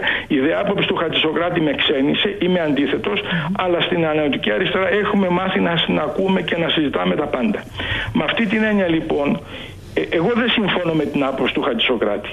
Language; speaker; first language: Greek; native; Greek